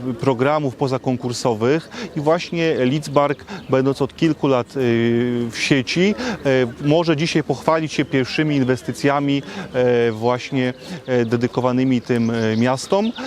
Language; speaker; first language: Polish; native; Polish